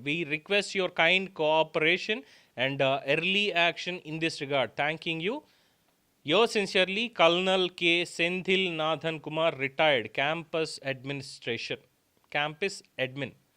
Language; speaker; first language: English; non-native, local second language; Telugu